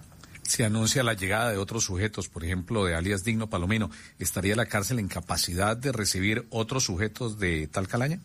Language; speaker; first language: Spanish; native; Spanish